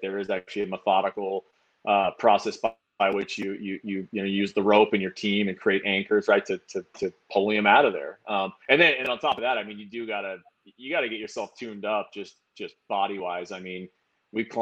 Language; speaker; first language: English; native; English